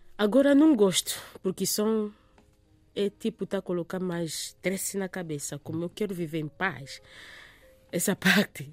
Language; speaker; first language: Portuguese; non-native, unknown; Lingala